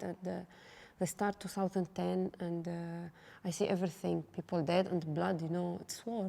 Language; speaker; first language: English; non-native, learner; Arabic